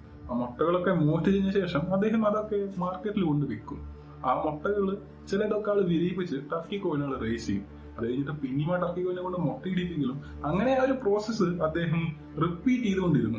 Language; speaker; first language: Malayalam; native; Malayalam